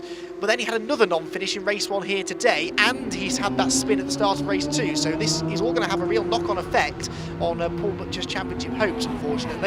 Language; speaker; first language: English; native; English